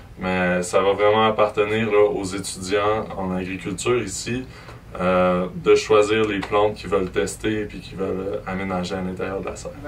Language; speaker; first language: French; native; French